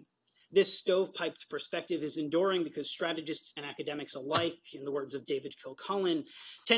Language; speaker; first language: English; native; English